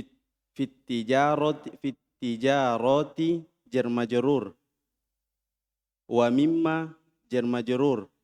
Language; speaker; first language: Arabic; non-native, learner; Indonesian